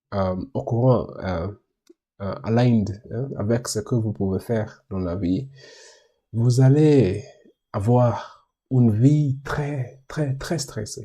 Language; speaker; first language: French; non-native, learner; English